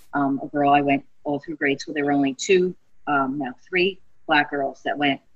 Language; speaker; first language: English; native; English